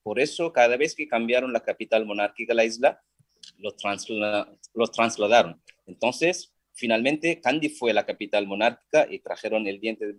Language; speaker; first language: Spanish; non-native, fluent; Sinhala